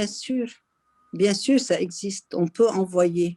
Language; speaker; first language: French; non-native, local second language; Arabic